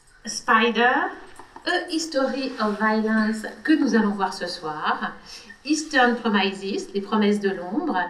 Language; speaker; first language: French; native; French